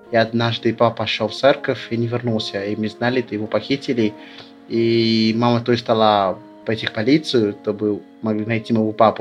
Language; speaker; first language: Russian; early bilingual, other home language; Lingala